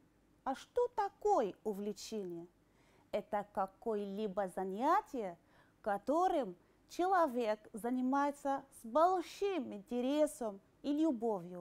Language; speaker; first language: Russian; non-native, fluent; Arabic